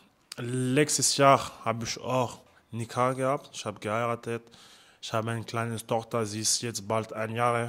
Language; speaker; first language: German; non-native, learner; French